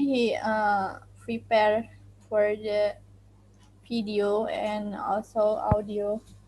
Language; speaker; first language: English; non-native, learner; Indonesian